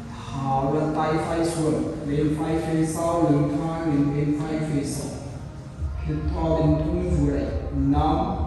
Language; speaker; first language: Vietnamese; non-native, learner; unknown